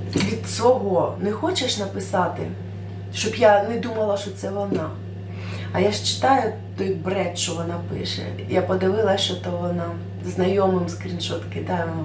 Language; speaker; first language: Ukrainian; non-native, local second language; Russian